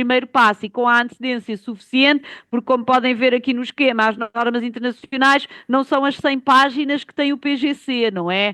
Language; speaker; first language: Portuguese; native; Portuguese